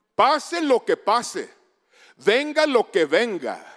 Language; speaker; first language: Spanish; early bilingual, heritage; Spanish